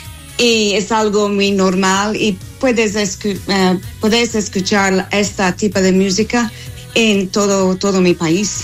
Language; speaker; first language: Spanish; non-native, fluent; English